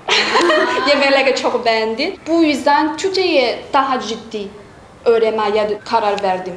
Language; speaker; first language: Turkish; non-native, learner; Chinese